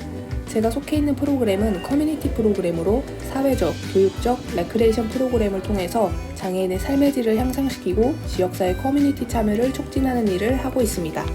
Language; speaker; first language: Korean; native; Korean